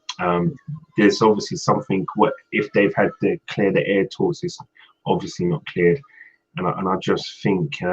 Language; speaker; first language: English; native; English